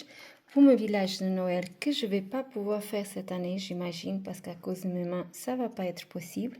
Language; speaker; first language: French; non-native, fluent; Portuguese